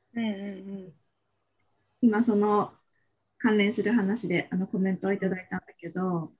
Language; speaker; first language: Japanese; native; Japanese